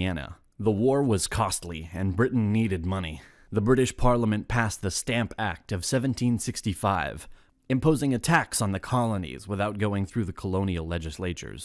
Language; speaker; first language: English; non-native, fluent; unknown